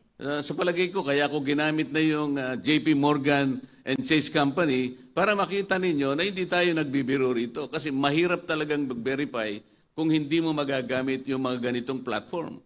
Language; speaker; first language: Filipino; native; Filipino